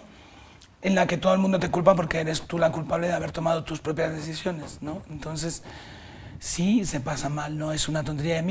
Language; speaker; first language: Spanish; native; Spanish